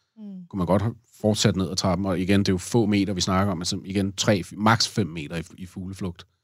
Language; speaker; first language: Danish; native; Danish